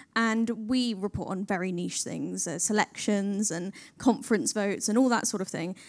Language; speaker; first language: English; native; English